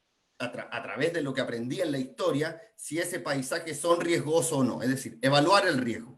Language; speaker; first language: Spanish; native; Spanish